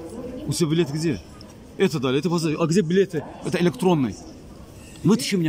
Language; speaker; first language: Russian; non-native, learner; Azerbaijani